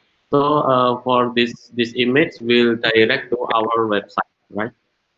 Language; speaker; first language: English; non-native, learner; Indonesian